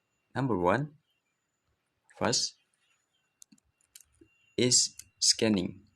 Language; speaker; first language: English; non-native, learner; Indonesian